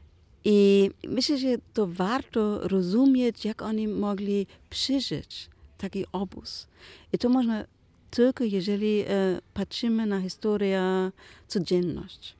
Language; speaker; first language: Polish; non-native, learner; German